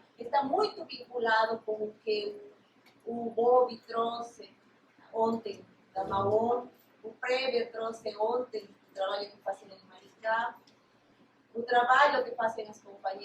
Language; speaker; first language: Portuguese; non-native, fluent; Spanish